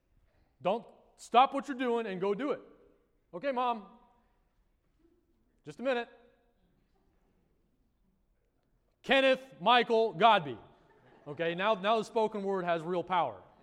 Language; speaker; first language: English; native; English